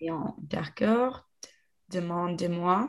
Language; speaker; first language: French; non-native, learner; English